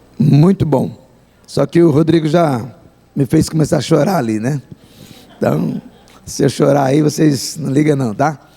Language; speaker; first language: Portuguese; native; Portuguese